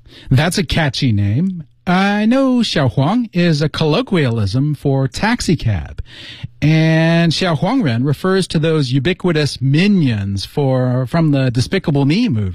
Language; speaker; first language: English; native; English